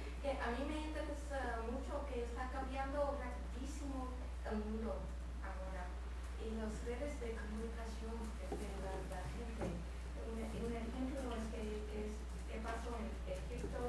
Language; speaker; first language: Spanish; non-native, learner; English